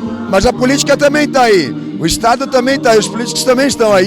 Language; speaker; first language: Portuguese; native; Portuguese